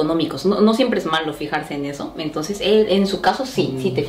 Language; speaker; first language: Spanish; non-native, fluent; Korean